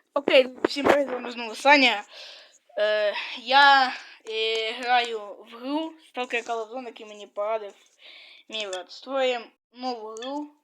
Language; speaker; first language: Ukrainian; non-native, local second language; Russian